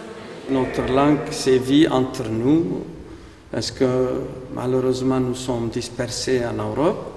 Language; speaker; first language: French; non-native, fluent; Aramaic